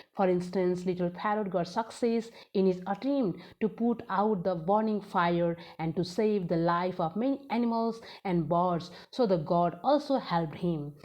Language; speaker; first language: English; non-native, local second language; Nepali